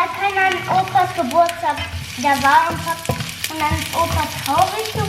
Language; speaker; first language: German; early bilingual, heritage; German